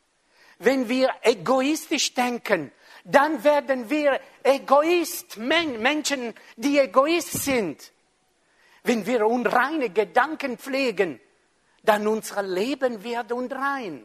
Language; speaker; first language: German; non-native, fluent; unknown